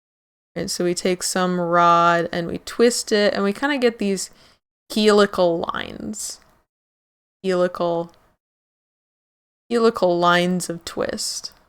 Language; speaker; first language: English; native; English